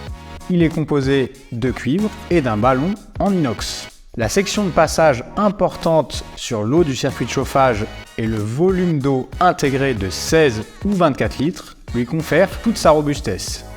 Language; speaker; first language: French; native; French